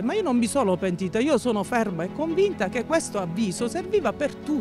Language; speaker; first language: Italian; native; Italian